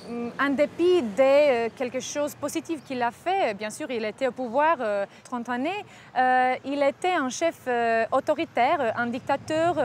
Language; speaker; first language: French; non-native, fluent; Croatian